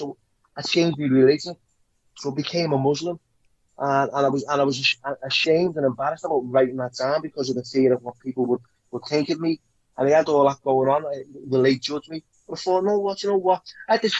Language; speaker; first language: English; native; English